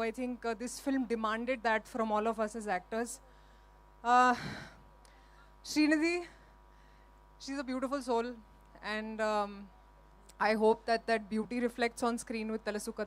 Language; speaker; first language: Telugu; non-native, fluent; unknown